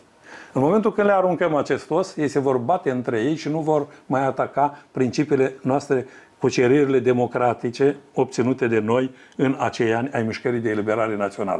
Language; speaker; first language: Romanian; native; Romanian